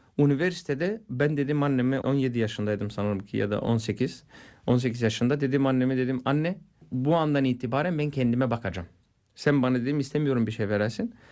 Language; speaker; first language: Turkish; non-native, fluent; Bulgarian